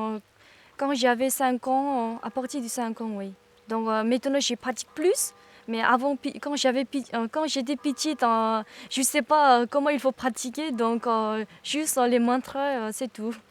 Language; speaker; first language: French; non-native, learner; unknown